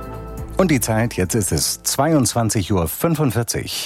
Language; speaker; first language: German; native; German